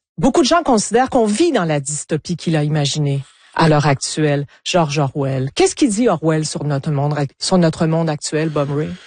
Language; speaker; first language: French; native; French